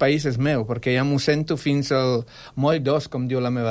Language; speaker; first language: Catalan; non-native, fluent; Polish